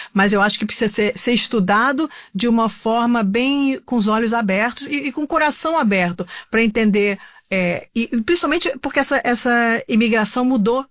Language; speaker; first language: Portuguese; native; Portuguese